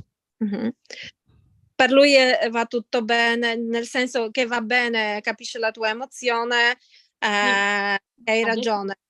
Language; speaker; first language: Italian; non-native, fluent; Polish